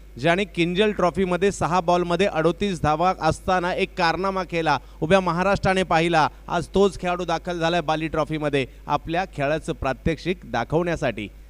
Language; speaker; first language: Marathi; native; Marathi